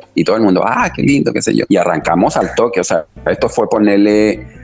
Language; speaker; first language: Spanish; native; Spanish